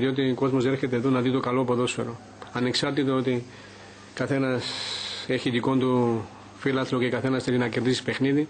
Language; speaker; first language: Greek; non-native, fluent; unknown